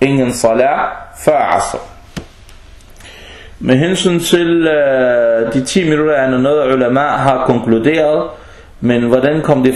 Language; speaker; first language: Danish; non-native, fluent; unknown